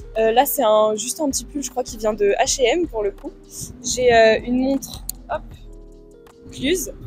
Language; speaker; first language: French; native; French